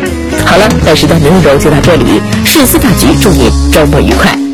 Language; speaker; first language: Chinese; native; Chinese